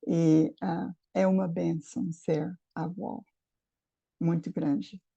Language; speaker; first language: Portuguese; non-native, fluent; English